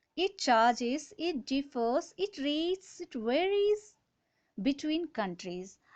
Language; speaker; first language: English; non-native, local second language; Kannada